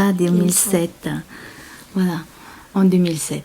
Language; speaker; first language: French; non-native, learner; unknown